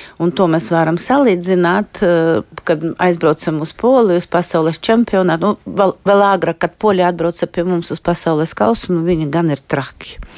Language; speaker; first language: Latvian; non-native, local second language; Russian